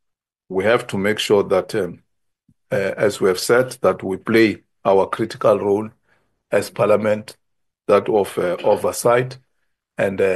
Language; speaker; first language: English; non-native, local second language; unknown